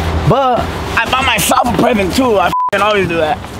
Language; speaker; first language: English; early bilingual, other home language; Spanish